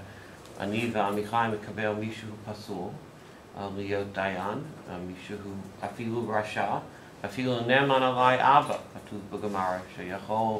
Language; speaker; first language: Hebrew; non-native, fluent; English